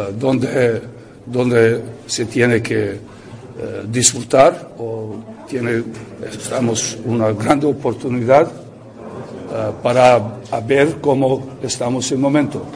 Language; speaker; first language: Spanish; non-native, learner; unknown